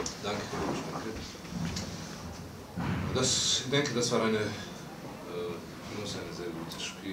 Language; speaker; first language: German; non-native, learner; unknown